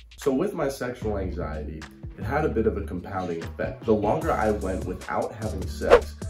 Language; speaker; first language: English; native; English